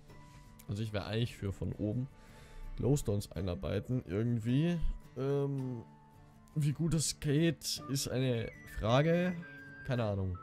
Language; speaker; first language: German; native; German